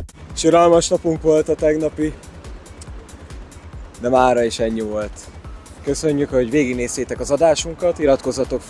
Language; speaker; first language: Hungarian; native; Hungarian